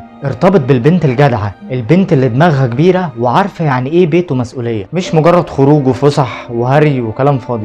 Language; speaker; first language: Arabic; native; Arabic